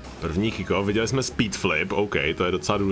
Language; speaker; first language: Czech; native; Czech